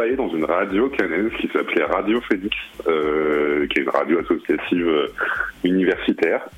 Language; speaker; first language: French; early bilingual, other home language; Arabic